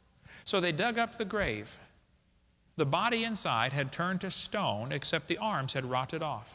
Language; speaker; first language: English; native; English